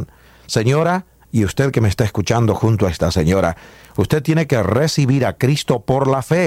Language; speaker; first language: Spanish; native; Spanish